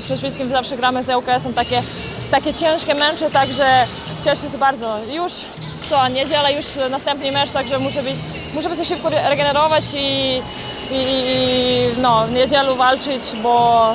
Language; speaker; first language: Polish; non-native, learner; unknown